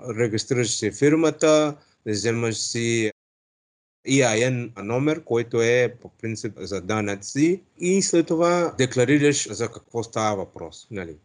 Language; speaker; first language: Bulgarian; non-native, learner; English